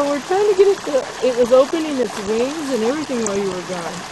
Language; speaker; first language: English; native; English